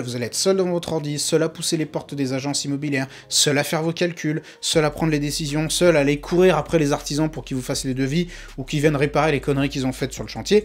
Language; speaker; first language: French; native; French